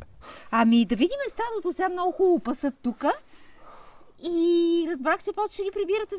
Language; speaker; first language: Bulgarian; native; Bulgarian